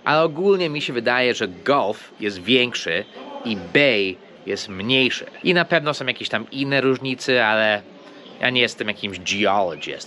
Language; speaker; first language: Polish; early bilingual, heritage; Polish